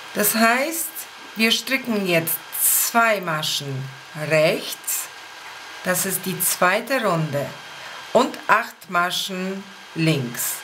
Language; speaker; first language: German; non-native, fluent; Polish